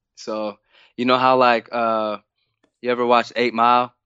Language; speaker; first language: English; native; English